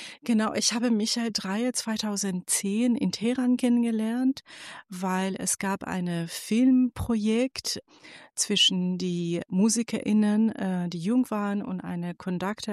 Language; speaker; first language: German; non-native, fluent; Persian